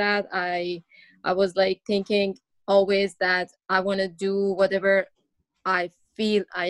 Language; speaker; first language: English; non-native, learner; Persian